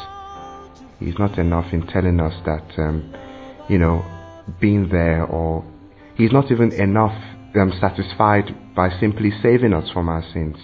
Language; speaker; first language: English; non-native, local second language; Igbo